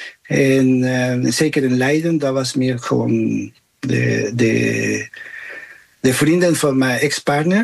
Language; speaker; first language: Dutch; non-native, fluent; Spanish